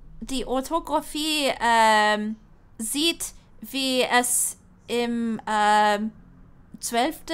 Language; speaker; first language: German; non-native, learner; English